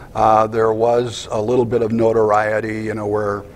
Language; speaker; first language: English; native; English